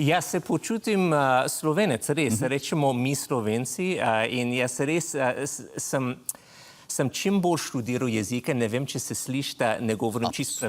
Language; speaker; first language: Slovenian; non-native, fluent; English